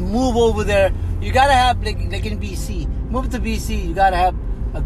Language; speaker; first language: English; non-native, local second language; Filipino